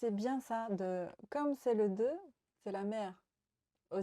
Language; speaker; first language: French; non-native, fluent; Japanese